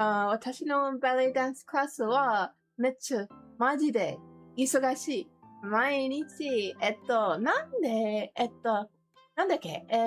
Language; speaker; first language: Japanese; non-native, learner; English